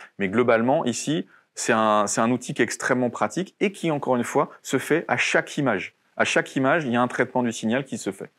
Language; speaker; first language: French; native; French